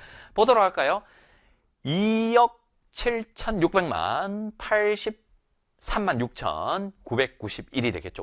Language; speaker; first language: Korean; native; Korean